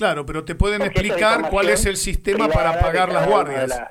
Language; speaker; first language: Spanish; native; Spanish